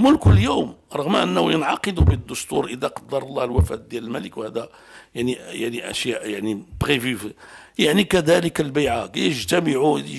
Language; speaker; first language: Arabic; native; Arabic